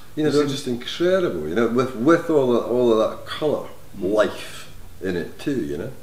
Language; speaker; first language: English; native; English